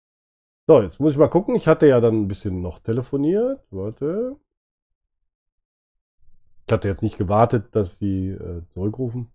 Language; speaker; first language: German; native; German